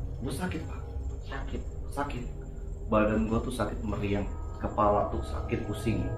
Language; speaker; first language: Indonesian; native; Indonesian